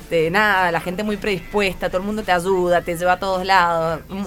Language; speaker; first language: Spanish; native; Spanish